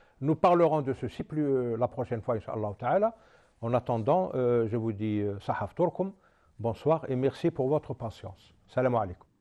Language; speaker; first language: French; non-native, local second language; Arabic